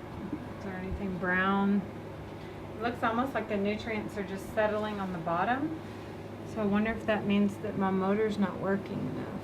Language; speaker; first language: English; native; English